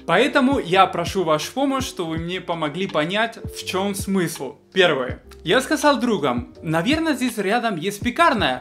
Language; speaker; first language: Russian; non-native, fluent; Spanish